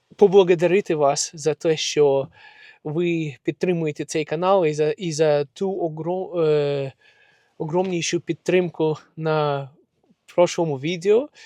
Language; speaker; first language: Ukrainian; non-native, local second language; Russian